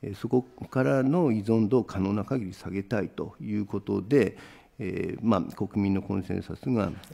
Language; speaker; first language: Japanese; native; Japanese